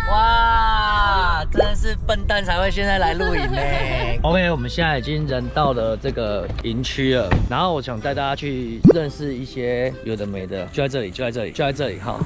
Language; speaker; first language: Chinese; native; Chinese